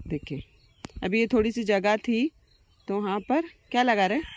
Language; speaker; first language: Hindi; native; Hindi